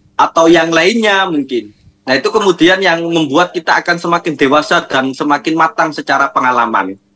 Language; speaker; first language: Indonesian; non-native, local second language; Madurese